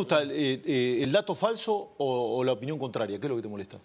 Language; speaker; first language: Spanish; native; Spanish